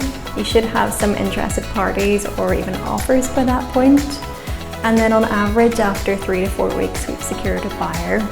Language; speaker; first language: English; native; English